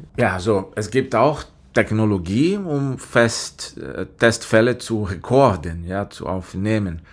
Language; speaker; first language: German; non-native, fluent; Portuguese